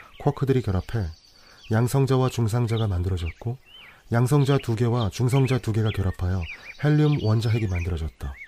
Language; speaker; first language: Korean; native; Korean